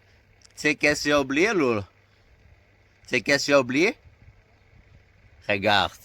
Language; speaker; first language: French; native; French